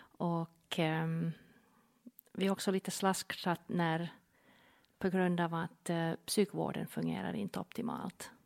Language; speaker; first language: Swedish; non-native, fluent; English